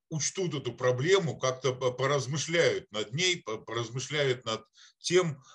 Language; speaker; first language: Russian; native; Russian